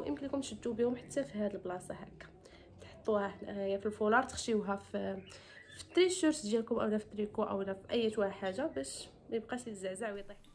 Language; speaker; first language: Arabic; native; Arabic